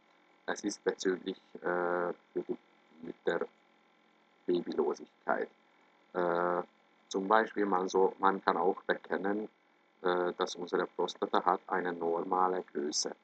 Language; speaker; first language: German; non-native, fluent; Hungarian